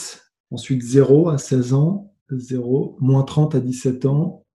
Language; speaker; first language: French; native; French